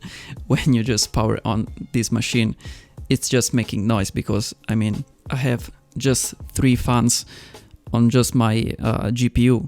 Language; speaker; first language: English; non-native, fluent; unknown